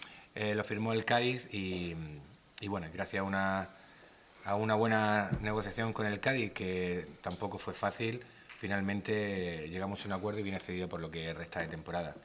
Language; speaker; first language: Spanish; native; Spanish